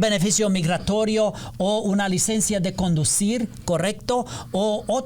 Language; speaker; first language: Spanish; non-native, learner; English